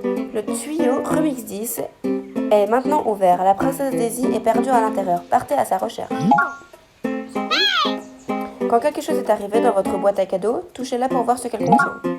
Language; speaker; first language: French; native; French